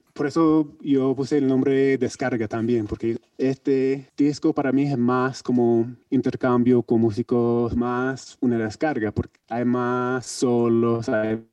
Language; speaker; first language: Spanish; non-native, learner; English